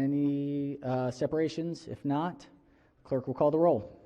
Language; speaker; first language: English; native; English